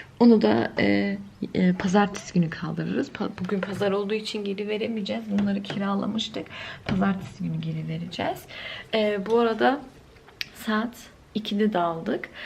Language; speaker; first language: Turkish; early bilingual, heritage; Turkish